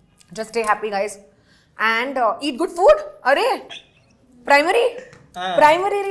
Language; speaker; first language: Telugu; non-native, local second language; Hindi